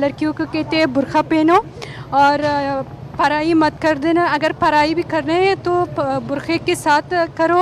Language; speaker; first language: Hindi; non-native, learner; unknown